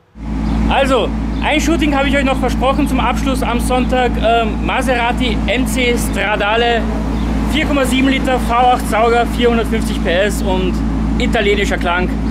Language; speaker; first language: German; native; German